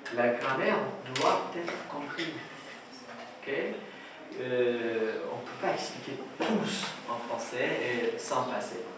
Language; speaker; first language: French; non-native, fluent; Persian